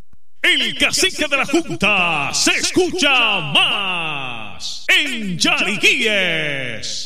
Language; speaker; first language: Spanish; native; Spanish